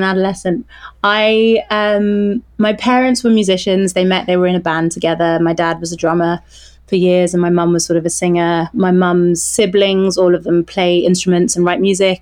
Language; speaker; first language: English; non-native, local second language; French